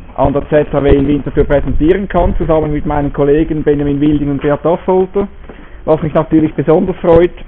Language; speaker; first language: German; native; German